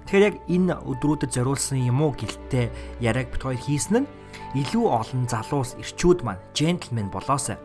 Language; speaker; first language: Mongolian; native; Mongolian